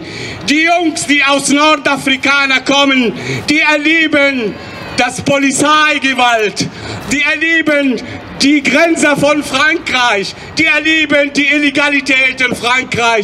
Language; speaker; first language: German; non-native, fluent; Arabic